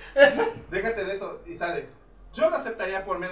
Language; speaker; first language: Spanish; native; Spanish